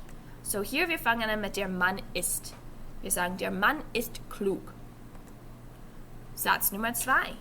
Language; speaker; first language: German; non-native, fluent; English